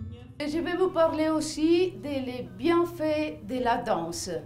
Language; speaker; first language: French; non-native, fluent; Spanish